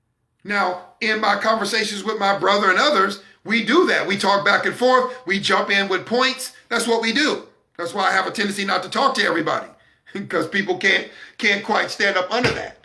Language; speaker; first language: English; native; English